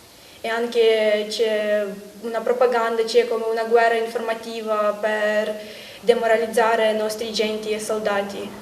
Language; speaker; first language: Italian; non-native, learner; Ukrainian